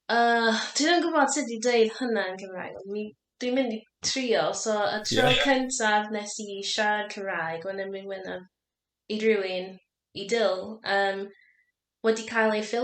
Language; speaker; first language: Welsh; non-native, learner; English